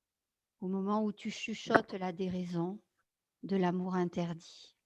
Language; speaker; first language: French; native; French